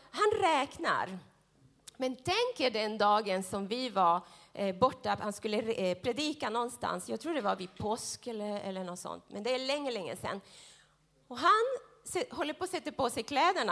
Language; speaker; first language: Swedish; non-native, fluent; Spanish